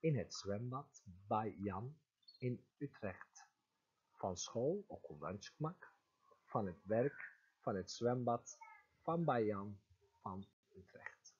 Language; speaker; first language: Dutch; non-native, fluent; Turkish